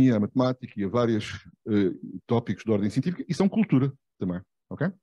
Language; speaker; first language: Portuguese; native; Portuguese